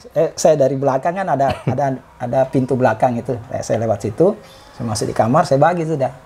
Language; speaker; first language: Indonesian; native; Indonesian